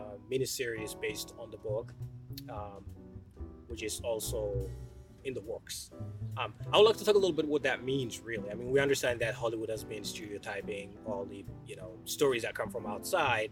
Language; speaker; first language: English; non-native, fluent; Somali